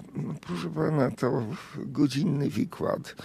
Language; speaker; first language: Polish; non-native, fluent; Hungarian